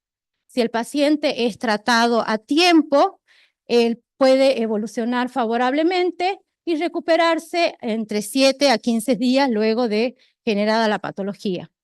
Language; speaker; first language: Spanish; native; Spanish